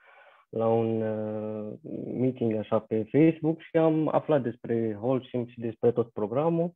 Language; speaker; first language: Romanian; non-native, fluent; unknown